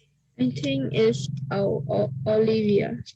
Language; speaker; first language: English; non-native, learner; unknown